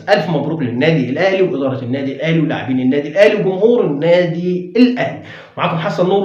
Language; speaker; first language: Arabic; native; Arabic